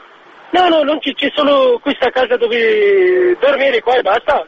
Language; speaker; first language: Italian; non-native, learner; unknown